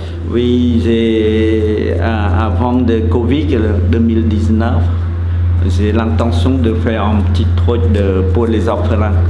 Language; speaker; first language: French; non-native, fluent; Khmer